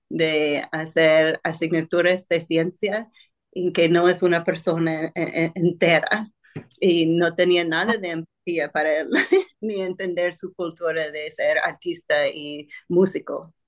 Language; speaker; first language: Spanish; non-native, fluent; English